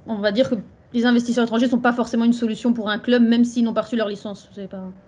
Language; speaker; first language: French; native; French